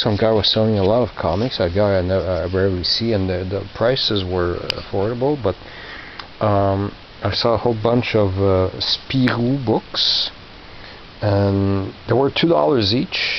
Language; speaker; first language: English; non-native, local second language; French